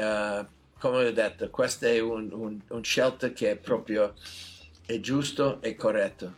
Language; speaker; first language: Italian; non-native, learner; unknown